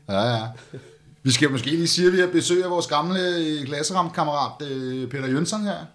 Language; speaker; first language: Danish; native; Danish